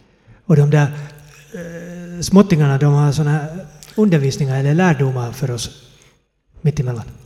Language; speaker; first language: Swedish; non-native, fluent; Finnish